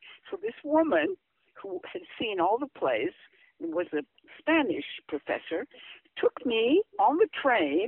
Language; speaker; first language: English; native; English